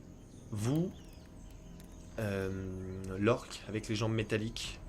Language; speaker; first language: French; native; French